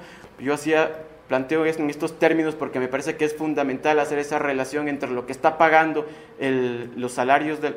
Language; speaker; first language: Spanish; native; Spanish